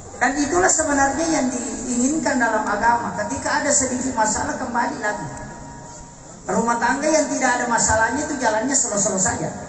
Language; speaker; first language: Indonesian; non-native, local second language; Buginese